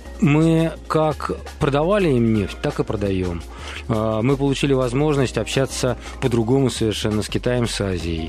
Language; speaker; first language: Russian; native; Russian